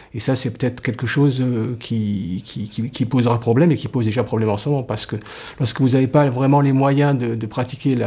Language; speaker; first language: French; native; French